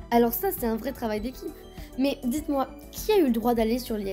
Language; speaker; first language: French; native; French